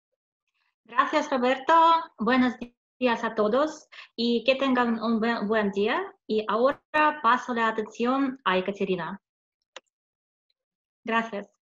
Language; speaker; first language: Spanish; non-native, learner; Russian